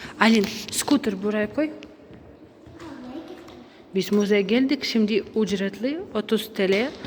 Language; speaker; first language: Turkish; non-native, learner; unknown